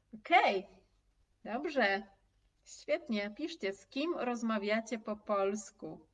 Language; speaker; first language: Polish; native; Polish